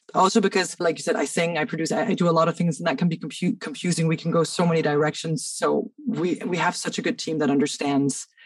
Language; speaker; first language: English; early bilingual, other home language; Danish